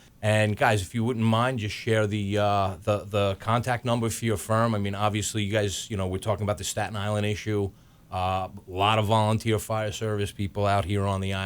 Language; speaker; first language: English; native; English